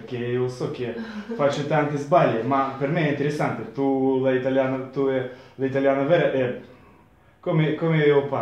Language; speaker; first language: Italian; non-native, learner; Russian